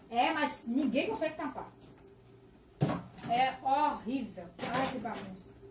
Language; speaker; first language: Portuguese; native; Portuguese